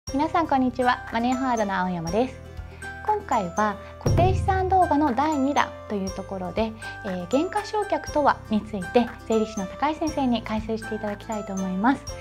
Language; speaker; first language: Japanese; native; Japanese